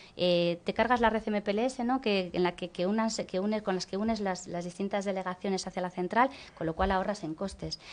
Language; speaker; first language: Spanish; native; Spanish